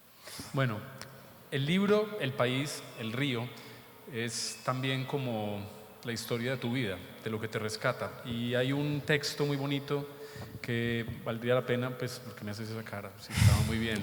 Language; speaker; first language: Spanish; native; Spanish